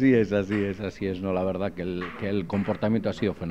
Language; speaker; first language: Spanish; native; Spanish